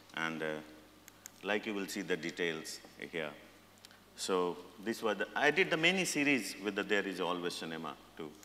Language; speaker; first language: English; non-native, local second language; Hindi